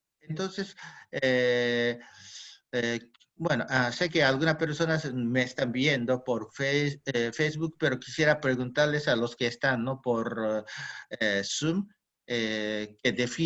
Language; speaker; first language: Spanish; non-native, fluent; Japanese